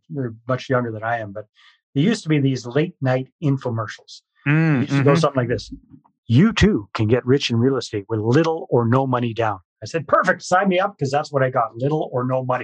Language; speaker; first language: English; native; English